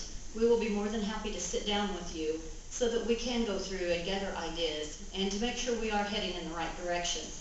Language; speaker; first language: English; native; English